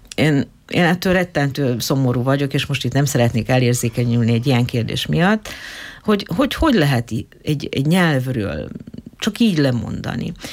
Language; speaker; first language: Hungarian; native; Hungarian